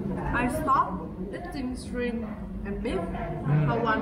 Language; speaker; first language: English; non-native, learner; Vietnamese